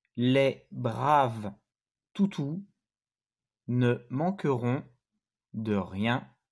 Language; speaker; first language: French; native; French